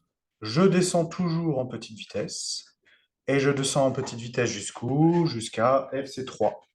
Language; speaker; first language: French; native; French